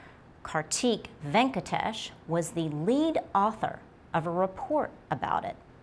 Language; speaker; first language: English; native; English